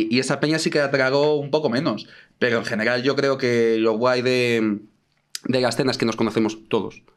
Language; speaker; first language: Spanish; native; Spanish